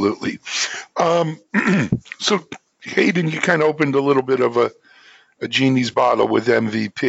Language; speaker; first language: English; native; English